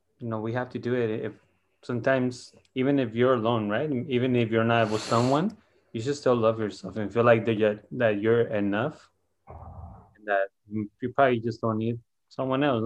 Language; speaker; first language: English; non-native, fluent; Spanish